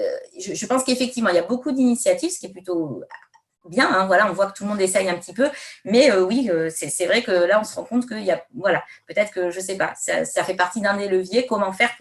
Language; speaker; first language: French; native; French